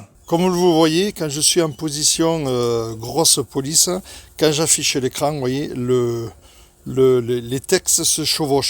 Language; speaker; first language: French; native; French